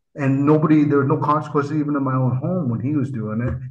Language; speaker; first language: English; native; English